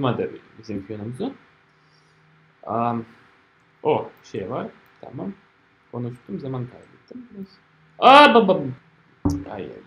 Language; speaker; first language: Turkish; non-native, fluent; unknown